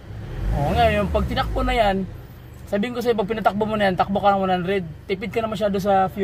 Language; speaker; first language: Filipino; native; Filipino